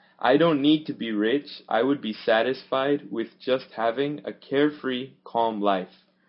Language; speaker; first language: English; native; English